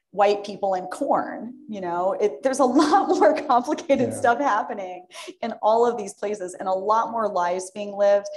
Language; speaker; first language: English; native; English